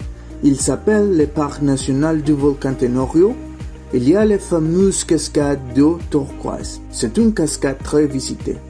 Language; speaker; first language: French; non-native, learner; Spanish